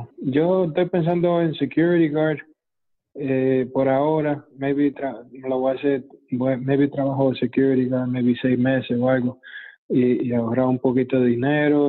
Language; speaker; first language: Spanish; early bilingual, other home language; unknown